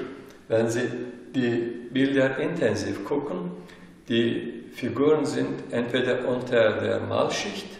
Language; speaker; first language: German; non-native, fluent; Turkish